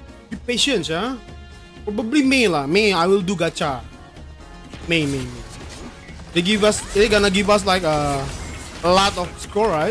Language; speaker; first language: English; non-native, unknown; Indonesian